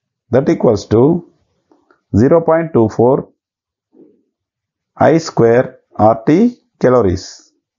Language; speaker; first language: English; non-native, local second language; Telugu